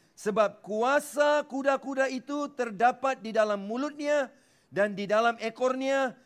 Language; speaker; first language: Malay; non-native, local second language; Tamil